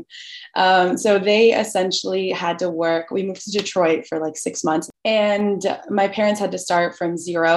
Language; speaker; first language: English; early bilingual, other home language; Albanian